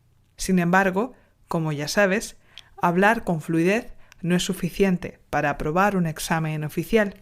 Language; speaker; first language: Spanish; native; Spanish